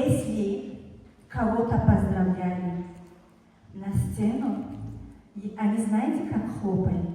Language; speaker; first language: Russian; non-native, fluent; Tajik